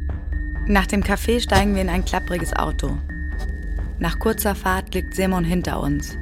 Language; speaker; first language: German; native; German